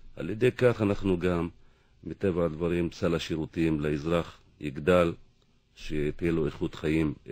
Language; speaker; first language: Hebrew; non-native, local second language; Arabic